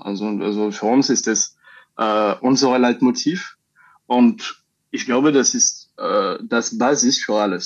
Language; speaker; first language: German; non-native, learner; French